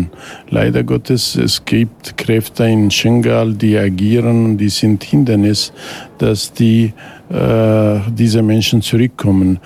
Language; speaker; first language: German; non-native, fluent; Kurdish